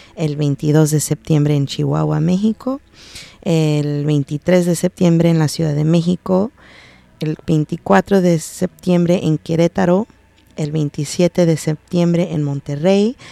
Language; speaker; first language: Spanish; early bilingual, heritage; Spanish